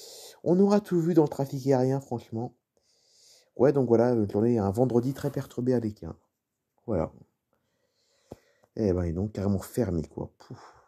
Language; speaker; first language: French; native; French